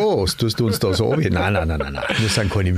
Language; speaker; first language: German; native; German